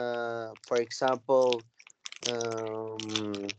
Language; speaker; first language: English; non-native, learner; Spanish